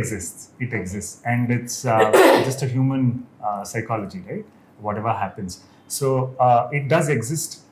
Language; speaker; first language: English; non-native, local second language; Kannada